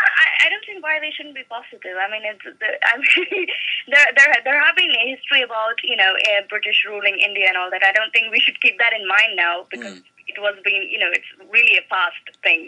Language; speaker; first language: English; non-native, local second language; Malayalam